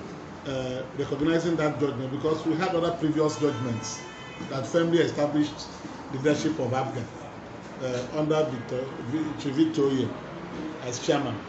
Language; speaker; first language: English; non-native, local second language; Igbo